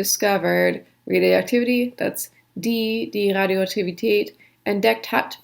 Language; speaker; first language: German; non-native, fluent; English